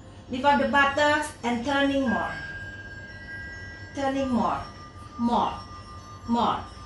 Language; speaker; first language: English; non-native, learner; Indonesian